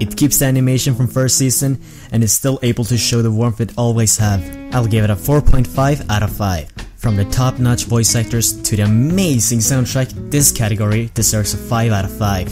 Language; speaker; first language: English; native; English